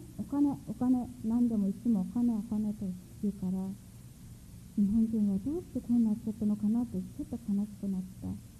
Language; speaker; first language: Japanese; non-native, fluent; Mongolian